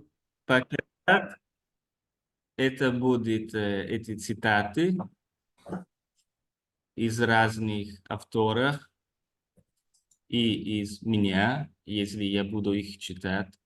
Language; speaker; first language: Russian; non-native, fluent; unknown